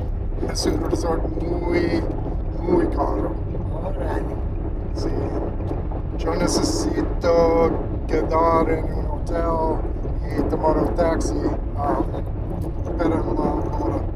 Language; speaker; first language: Spanish; non-native, learner; English